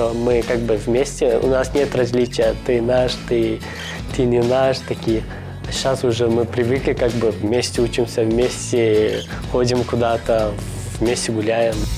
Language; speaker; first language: Russian; non-native, fluent; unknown